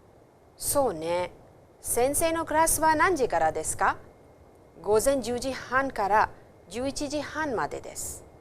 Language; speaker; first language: Japanese; non-native, fluent; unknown